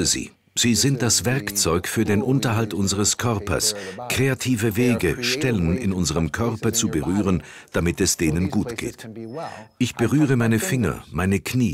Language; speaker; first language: German; native; German